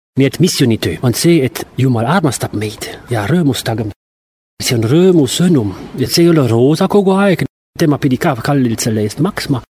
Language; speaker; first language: Estonian; non-native, fluent; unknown